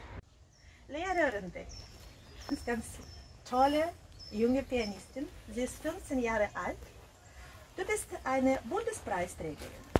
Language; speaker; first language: German; non-native, fluent; Russian